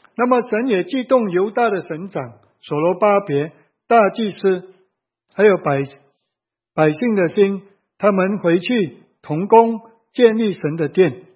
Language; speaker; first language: Chinese; native; Chinese